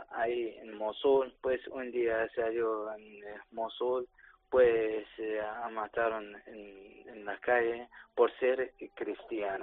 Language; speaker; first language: Spanish; non-native, learner; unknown